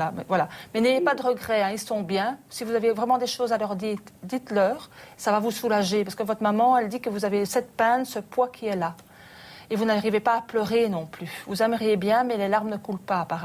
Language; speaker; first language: French; native; French